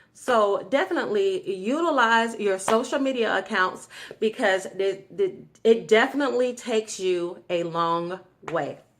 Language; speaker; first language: English; native; English